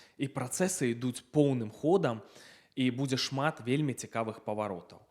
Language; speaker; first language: Belarusian; non-native, local second language; Russian